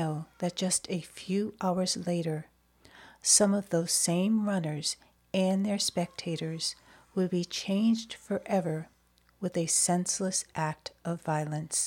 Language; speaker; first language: English; native; English